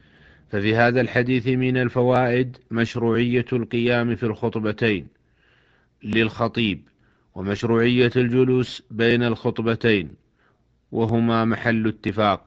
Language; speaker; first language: Arabic; native; Arabic